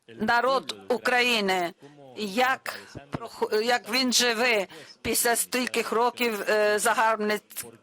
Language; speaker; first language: Ukrainian; early bilingual, heritage; Ukrainian